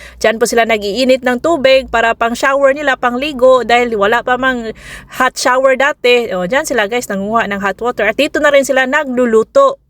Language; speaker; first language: Filipino; non-native, local second language; Cebuano